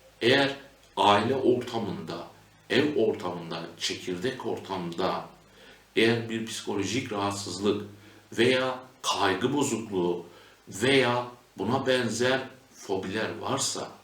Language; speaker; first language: Turkish; native; Turkish